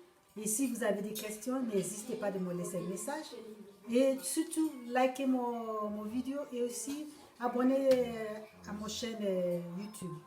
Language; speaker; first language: French; non-native, learner; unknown